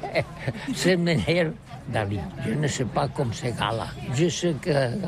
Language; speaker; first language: French; non-native, learner; Catalan